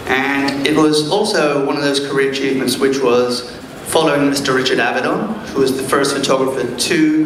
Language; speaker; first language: English; early bilingual, other home language; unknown